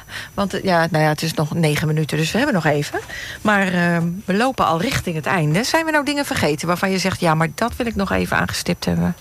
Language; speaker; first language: Dutch; native; Dutch